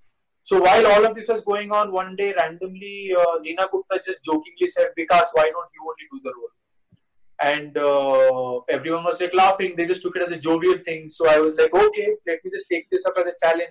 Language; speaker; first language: English; non-native, local second language; Hindi